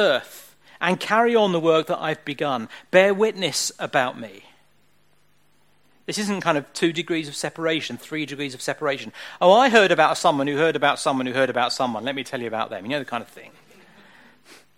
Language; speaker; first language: English; native; English